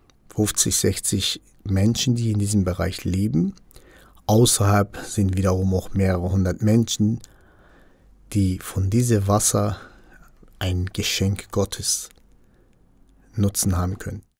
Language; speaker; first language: German; non-native, local second language; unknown